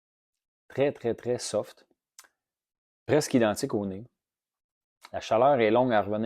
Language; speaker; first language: French; native; French